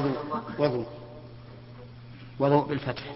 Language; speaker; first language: Arabic; native; Arabic